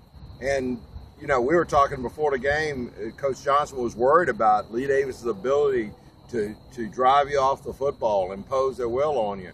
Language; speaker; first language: English; native; English